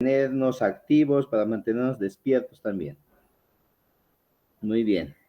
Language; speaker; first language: Spanish; native; Spanish